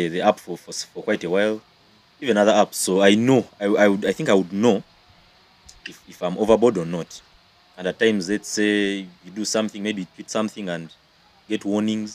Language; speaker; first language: English; non-native, local second language; Nyankole